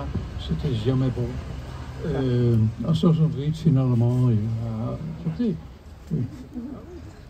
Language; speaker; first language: French; non-native, fluent; Dutch